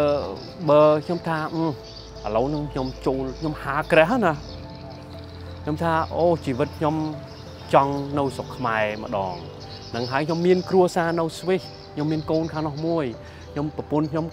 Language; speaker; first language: Khmer; early bilingual, heritage; Khmer